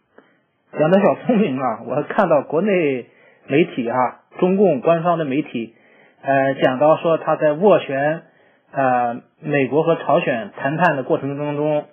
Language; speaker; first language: Chinese; native; Chinese